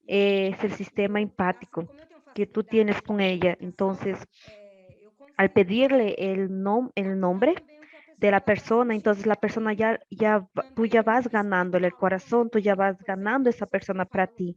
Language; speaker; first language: Spanish; non-native, learner; Portuguese